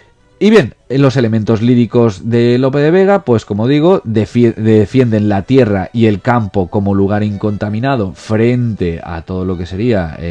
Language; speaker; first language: Spanish; native; Spanish